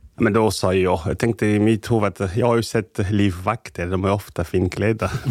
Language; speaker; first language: Swedish; non-native, fluent; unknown